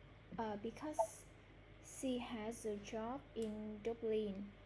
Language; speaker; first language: English; non-native, learner; Vietnamese